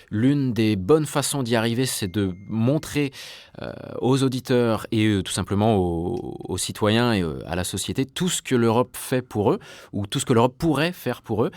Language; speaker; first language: French; native; French